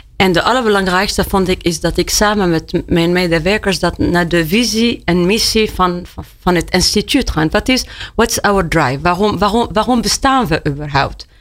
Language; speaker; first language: Dutch; non-native, fluent; Arabic